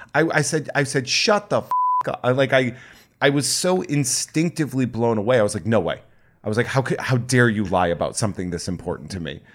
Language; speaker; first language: English; native; English